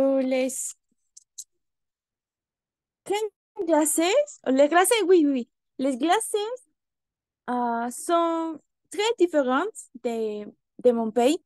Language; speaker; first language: French; non-native, learner; Spanish